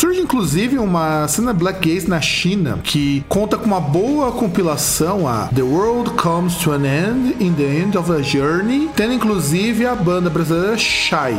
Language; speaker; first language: Portuguese; native; Portuguese